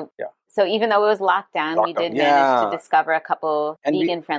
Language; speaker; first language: English; non-native, fluent; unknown